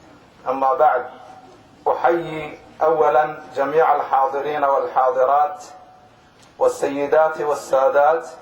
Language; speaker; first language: Arabic; non-native, local second language; Somali